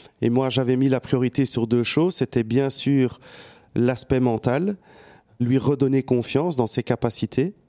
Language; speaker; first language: French; native; French